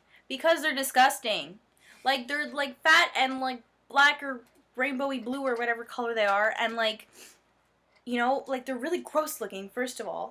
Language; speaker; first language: English; native; English